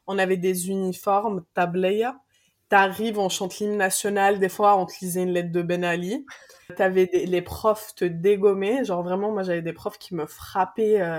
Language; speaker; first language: French; early bilingual, other home language; Arabic